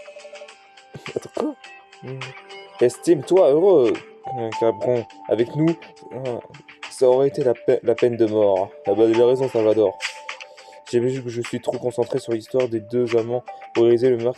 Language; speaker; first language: French; native; French